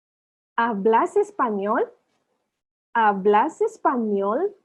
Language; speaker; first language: Spanish; non-native, learner; Manipuri